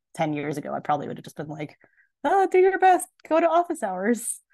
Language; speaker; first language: English; early bilingual, other home language; Filipino